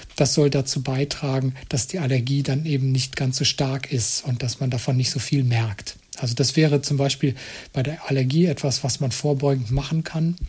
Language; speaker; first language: German; native; German